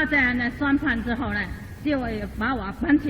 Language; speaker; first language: Chinese; native; Chinese